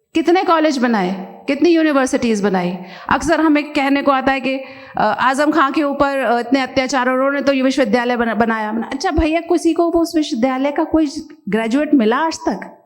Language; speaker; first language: Hindi; native; Hindi